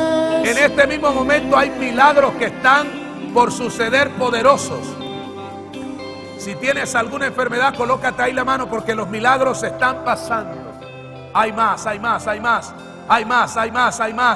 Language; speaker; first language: Spanish; native; Spanish